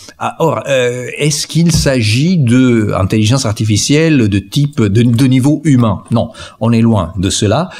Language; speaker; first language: French; non-native, fluent; Italian